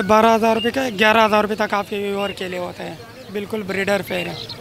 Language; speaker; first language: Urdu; non-native, local second language; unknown